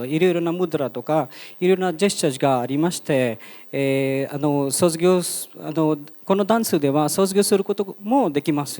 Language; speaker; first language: Japanese; non-native, fluent; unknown